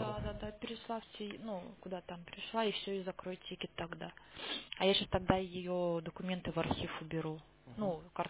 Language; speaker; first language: Russian; native; Russian